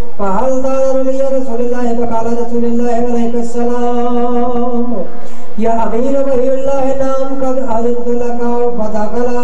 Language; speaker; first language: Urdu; non-native, local second language; Punjabi